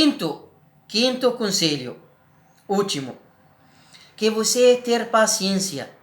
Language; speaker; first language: Portuguese; non-native, learner; Arabic